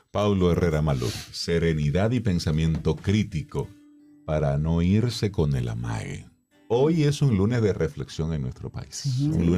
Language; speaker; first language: Spanish; native; Spanish